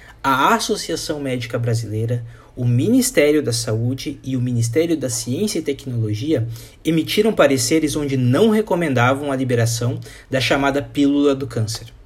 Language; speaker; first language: Portuguese; native; Portuguese